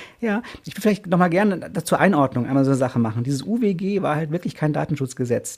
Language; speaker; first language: German; native; German